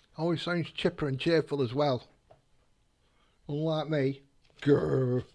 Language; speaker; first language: English; native; English